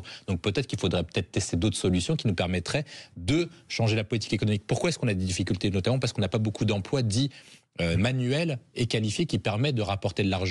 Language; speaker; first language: French; native; French